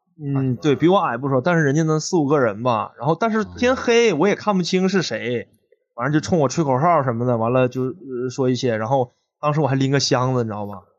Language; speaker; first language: Chinese; native; Chinese